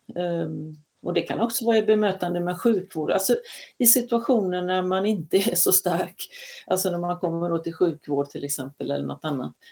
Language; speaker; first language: Swedish; native; Swedish